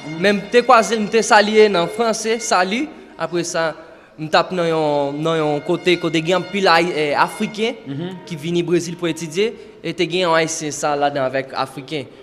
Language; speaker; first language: Haitian Creole; non-native, fluent; Portuguese